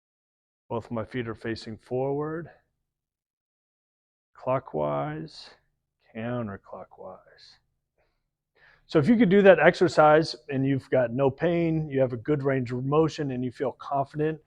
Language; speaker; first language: English; native; English